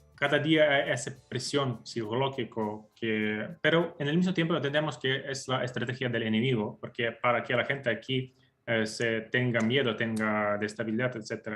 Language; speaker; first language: Spanish; non-native, fluent; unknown